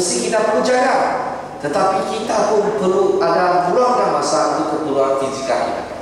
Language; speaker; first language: Malay; non-native, local second language; Chinese